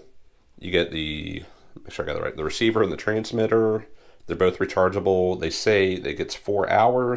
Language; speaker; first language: English; native; English